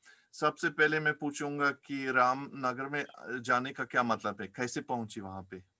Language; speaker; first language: Hindi; non-native, fluent; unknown